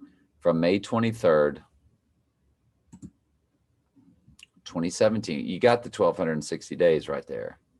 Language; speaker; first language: English; native; English